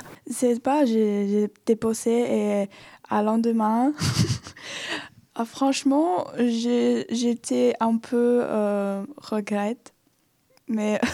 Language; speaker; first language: French; non-native, fluent; Chinese